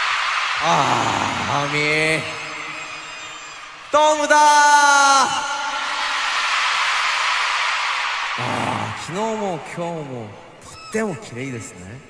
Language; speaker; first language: Japanese; non-native, learner; Korean